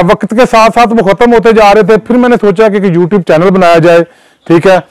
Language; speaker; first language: Urdu; native; Urdu